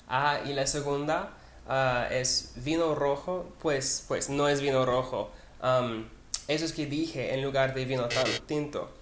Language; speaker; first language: Spanish; non-native, learner; English